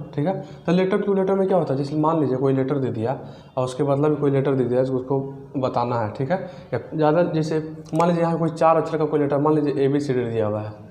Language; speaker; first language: Hindi; native; Hindi